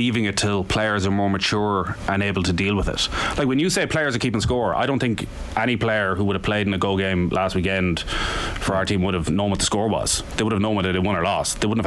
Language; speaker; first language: English; native; English